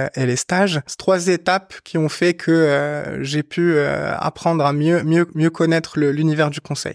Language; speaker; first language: French; non-native, local second language; Arabic